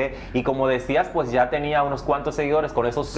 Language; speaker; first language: Spanish; native; Spanish